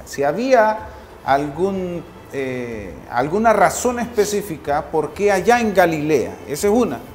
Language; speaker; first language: Spanish; native; Spanish